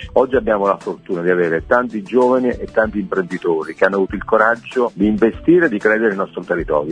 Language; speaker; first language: Italian; native; Italian